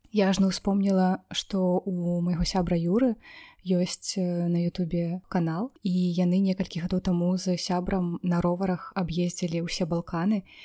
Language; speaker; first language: Belarusian; non-native, local second language; Russian